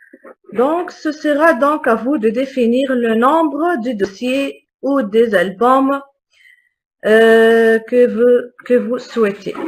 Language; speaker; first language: French; non-native, local second language; Arabic